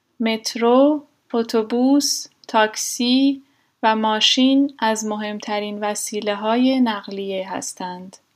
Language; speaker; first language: Persian; non-native, fluent; German